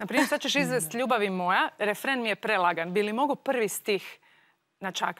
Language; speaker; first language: Croatian; native; Croatian